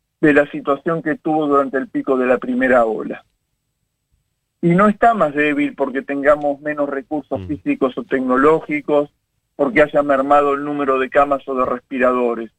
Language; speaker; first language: Spanish; native; Spanish